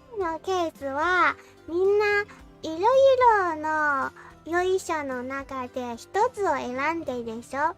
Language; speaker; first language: Japanese; non-native, learner; English